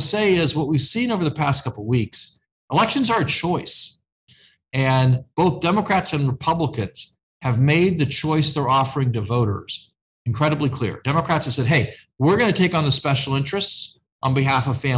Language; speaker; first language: English; native; English